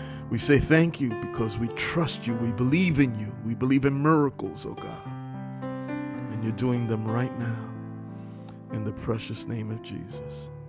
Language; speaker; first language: English; early bilingual, other home language; Spanish